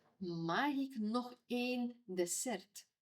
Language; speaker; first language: Dutch; non-native, fluent; Ukrainian